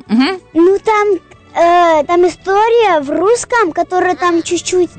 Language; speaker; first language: Russian; early bilingual, heritage; Russian